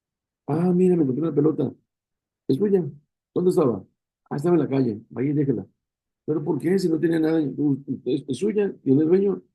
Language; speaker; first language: Spanish; native; Spanish